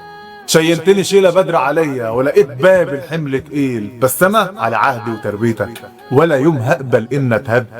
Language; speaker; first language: Arabic; native; Arabic